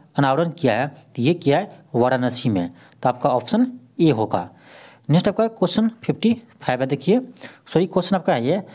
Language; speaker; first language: Hindi; native; Hindi